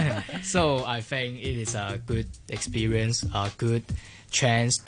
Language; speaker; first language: English; non-native, learner; Cantonese